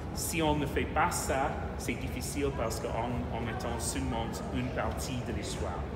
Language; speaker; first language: French; non-native, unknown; English